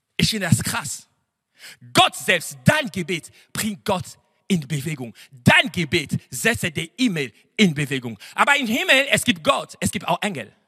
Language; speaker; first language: German; non-native, fluent; French